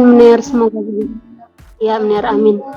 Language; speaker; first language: Indonesian; native; Indonesian